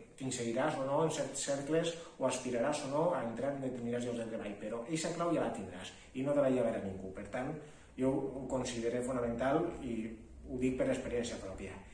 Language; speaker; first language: Catalan; non-native, local second language; Spanish